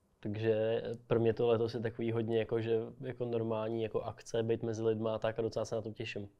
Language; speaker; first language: Czech; native; Czech